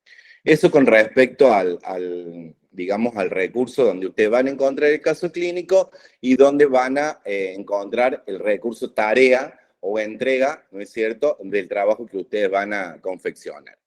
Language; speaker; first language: Spanish; native; Spanish